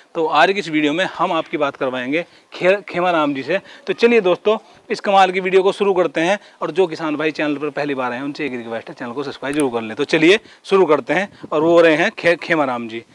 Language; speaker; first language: Hindi; native; Hindi